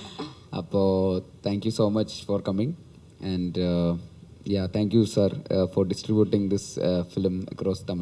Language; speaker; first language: Tamil; non-native, learner; Malayalam